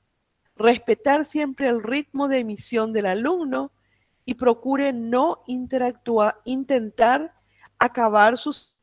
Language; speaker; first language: Spanish; native; Spanish